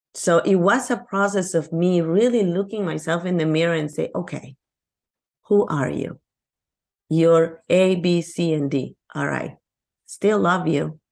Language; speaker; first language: English; non-native, fluent; Spanish